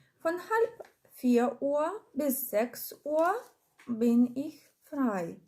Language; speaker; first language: German; non-native, fluent; Ukrainian